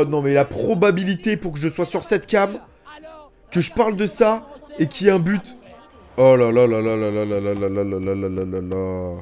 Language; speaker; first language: French; native; French